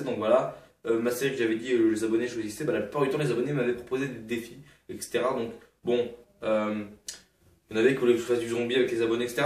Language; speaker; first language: French; native; French